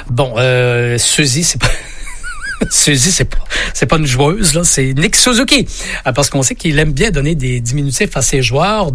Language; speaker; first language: French; native; French